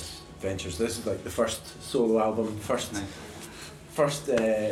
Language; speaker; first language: English; native; English